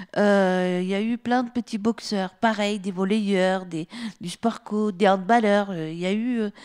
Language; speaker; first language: French; native; French